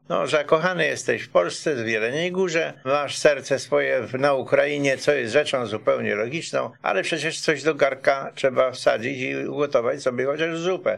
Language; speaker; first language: Polish; native; Polish